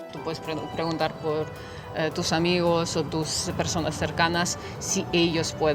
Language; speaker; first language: Spanish; non-native, fluent; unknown